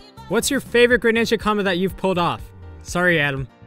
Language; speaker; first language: English; native; English